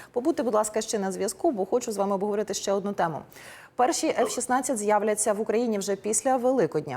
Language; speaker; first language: Ukrainian; native; Ukrainian